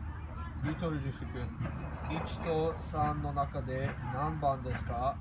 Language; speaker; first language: Japanese; non-native, learner; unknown